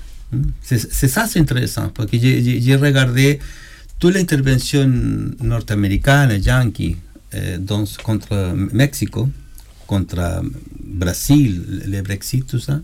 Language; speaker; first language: French; non-native, learner; Spanish